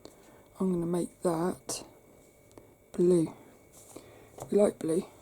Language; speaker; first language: English; native; English